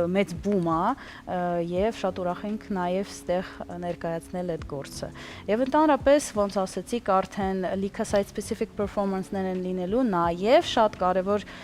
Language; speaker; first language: Armenian; early bilingual, heritage; Armenian